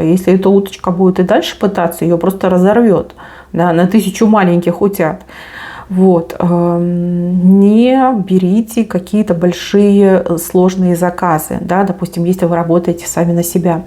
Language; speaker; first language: Russian; native; Russian